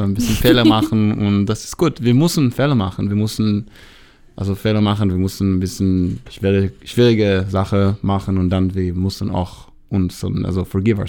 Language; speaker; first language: German; non-native, fluent; Hebrew